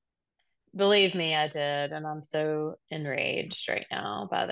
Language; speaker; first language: English; native; English